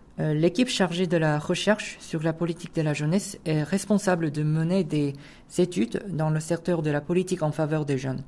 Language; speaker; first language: French; non-native, fluent; Korean